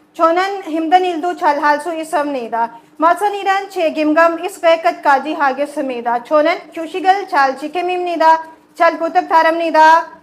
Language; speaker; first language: Korean; non-native, learner; Urdu